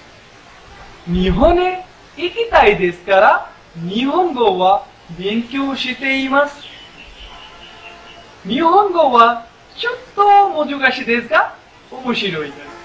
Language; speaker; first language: Japanese; non-native, learner; Bangla